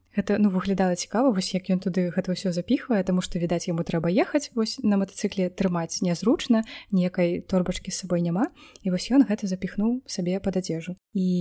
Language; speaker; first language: Belarusian; non-native, local second language; Russian